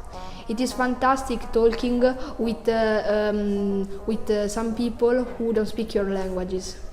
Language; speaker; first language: English; non-native, learner; Italian